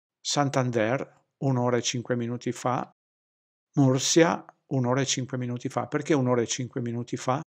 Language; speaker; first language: Italian; native; Italian